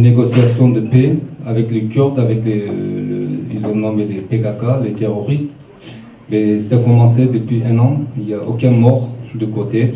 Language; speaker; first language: French; non-native, learner; Kurdish